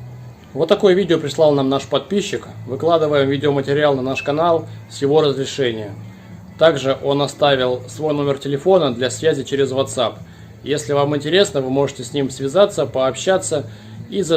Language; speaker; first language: Russian; native; Russian